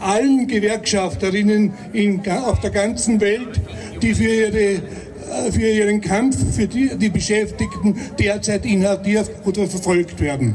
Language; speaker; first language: German; native; German